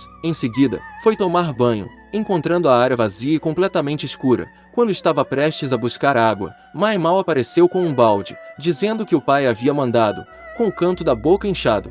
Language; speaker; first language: Portuguese; native; Portuguese